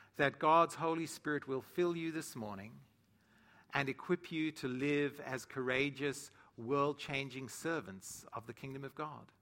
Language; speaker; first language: English; native; English